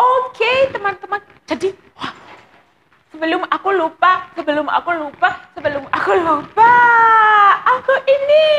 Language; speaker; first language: Indonesian; non-native, fluent; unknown